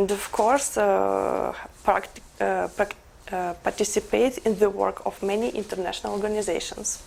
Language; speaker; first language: English; non-native, learner; Ukrainian